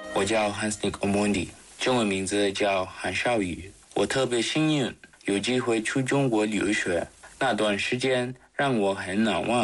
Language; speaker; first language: Chinese; non-native, fluent; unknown